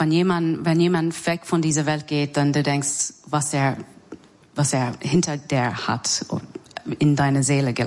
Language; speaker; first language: German; non-native, learner; English